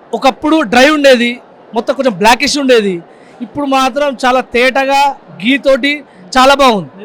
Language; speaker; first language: Telugu; native; Telugu